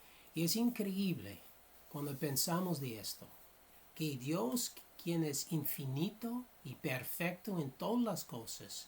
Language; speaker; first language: Spanish; non-native, fluent; English